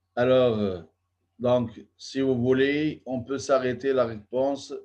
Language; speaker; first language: French; non-native, local second language; Arabic